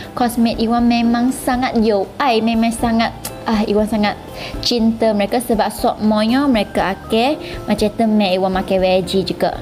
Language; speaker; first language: Malay; non-native, local second language; Chinese